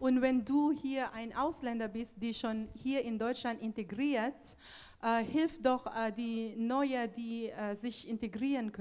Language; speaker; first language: German; non-native, fluent; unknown